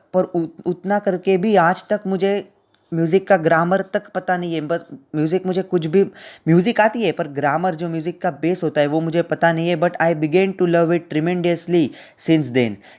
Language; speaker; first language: Hindi; non-native, local second language; Marathi